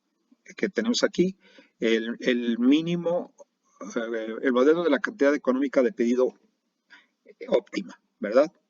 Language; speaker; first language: Spanish; native; Spanish